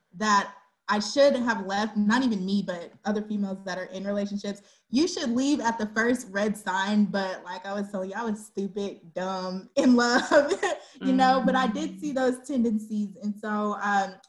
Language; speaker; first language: English; native; English